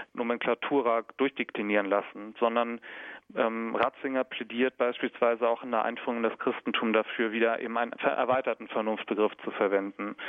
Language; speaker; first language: German; native; German